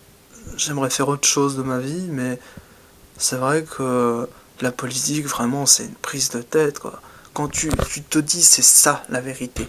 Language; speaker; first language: French; native; French